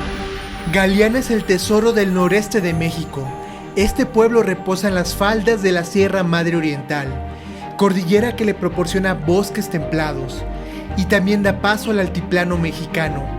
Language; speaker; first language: Spanish; native; Spanish